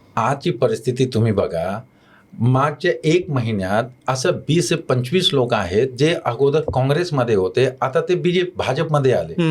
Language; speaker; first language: Marathi; non-native, fluent; Hindi